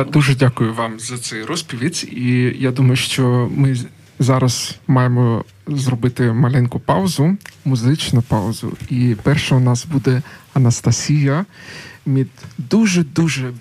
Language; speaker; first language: Ukrainian; non-native, local second language; Russian